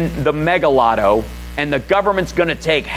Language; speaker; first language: English; native; English